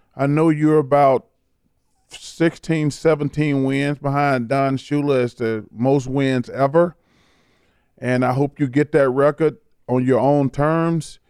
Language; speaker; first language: English; native; English